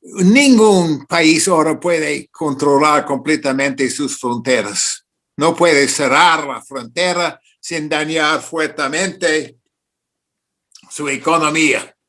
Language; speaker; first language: Spanish; non-native, fluent; English